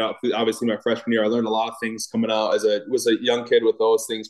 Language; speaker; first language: English; native; English